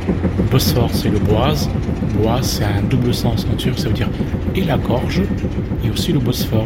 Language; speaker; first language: French; non-native, fluent; Turkish